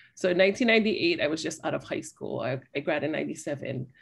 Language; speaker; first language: English; native; English